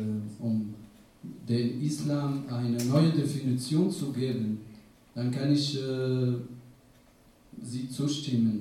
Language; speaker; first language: German; non-native, fluent; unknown